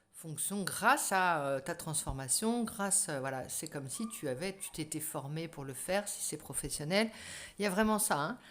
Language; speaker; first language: French; native; French